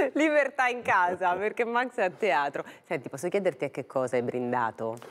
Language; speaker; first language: Italian; native; Italian